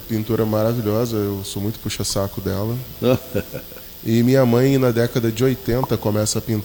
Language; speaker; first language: Portuguese; native; Portuguese